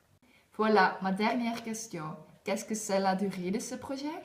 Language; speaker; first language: French; non-native, learner; Dutch